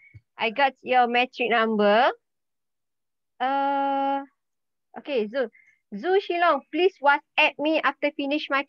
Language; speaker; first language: English; non-native, learner; Malay